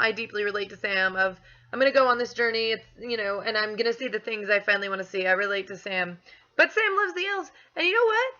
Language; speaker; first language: English; native; English